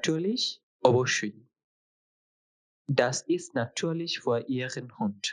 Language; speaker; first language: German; non-native, fluent; Bangla